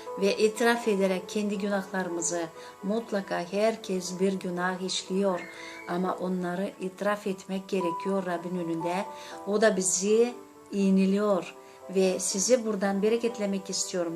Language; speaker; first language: Turkish; non-native, learner; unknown